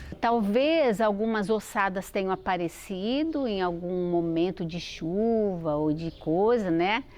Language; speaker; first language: Portuguese; native; Portuguese